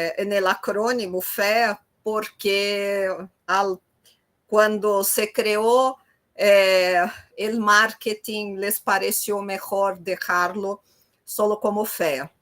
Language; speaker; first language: Spanish; non-native, fluent; Portuguese